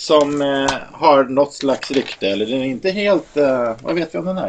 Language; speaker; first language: Swedish; native; Swedish